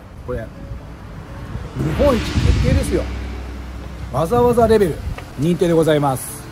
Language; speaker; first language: Japanese; native; Japanese